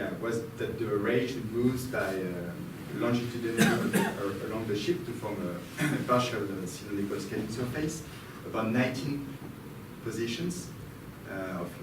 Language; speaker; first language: English; non-native, fluent; French